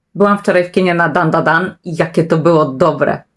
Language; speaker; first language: Polish; native; Polish